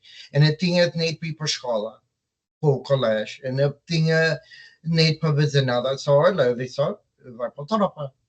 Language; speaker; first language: Portuguese; early bilingual, heritage; Portuguese